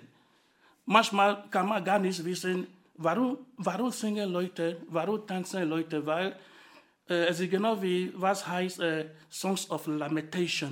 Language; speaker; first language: German; non-native, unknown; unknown